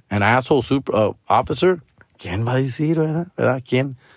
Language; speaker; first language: Spanish; early bilingual, heritage; Spanish